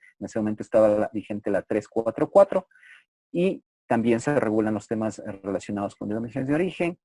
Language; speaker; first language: Spanish; native; Spanish